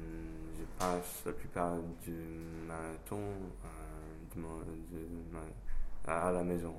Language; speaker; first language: French; non-native, fluent; English